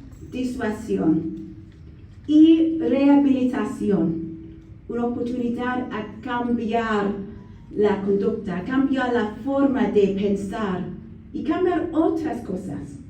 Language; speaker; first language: Spanish; non-native, learner; English